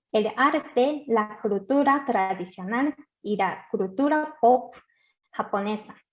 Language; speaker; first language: Spanish; non-native, fluent; Japanese